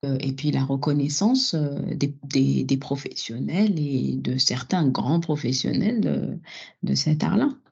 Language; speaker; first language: French; non-native, local second language; Arabic